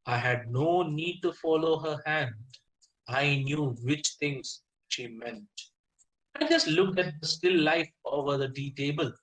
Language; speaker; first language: English; non-native, local second language; Malayalam